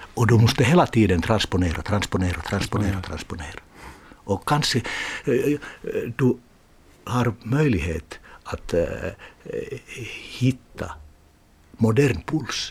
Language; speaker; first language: Swedish; non-native, learner; Finnish